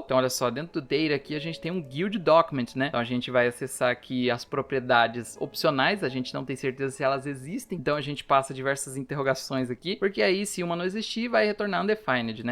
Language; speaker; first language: Portuguese; native; Portuguese